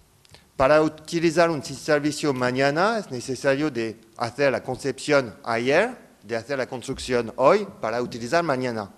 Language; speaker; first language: Spanish; non-native, fluent; French